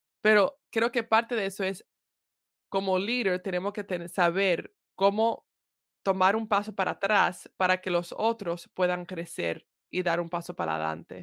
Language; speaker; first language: Spanish; early bilingual, heritage; Spanish